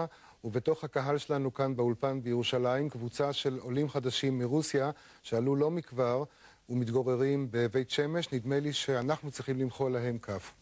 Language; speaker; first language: Hebrew; native; Hebrew